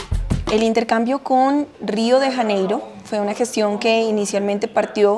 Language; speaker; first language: Spanish; native; Spanish